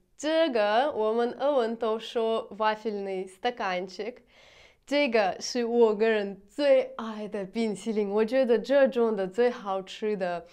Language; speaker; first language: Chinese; non-native, fluent; Russian